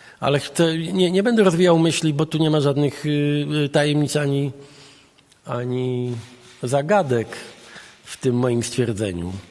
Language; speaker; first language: Polish; native; Polish